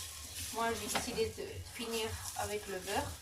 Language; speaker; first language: French; non-native, local second language; Arabic